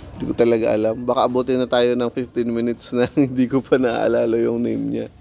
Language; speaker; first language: Filipino; native; Filipino